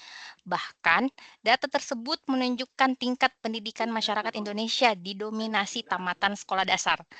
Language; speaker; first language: Indonesian; native; Indonesian